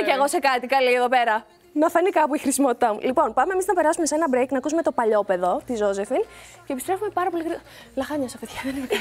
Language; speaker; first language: Greek; native; Greek